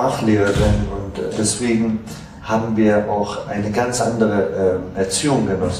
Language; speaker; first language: German; non-native, fluent; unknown